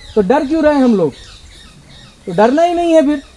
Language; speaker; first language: Hindi; non-native, local second language; Marathi